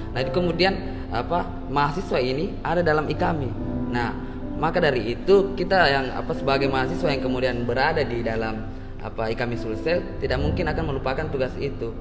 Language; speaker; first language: Indonesian; native; Indonesian